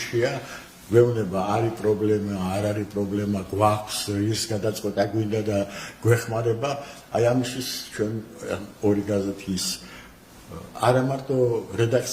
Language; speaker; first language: Georgian; non-native, local second language; Azerbaijani